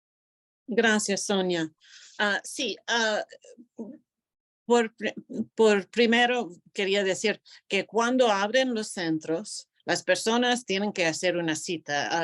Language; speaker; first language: Spanish; non-native, fluent; English